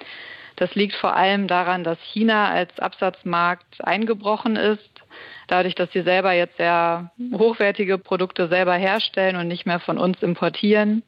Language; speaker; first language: German; native; German